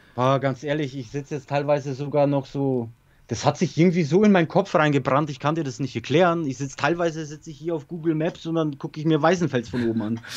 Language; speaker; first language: German; early bilingual, other home language; Polish